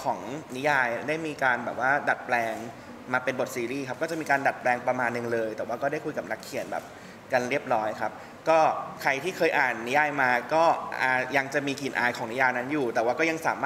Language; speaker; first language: Thai; native; Thai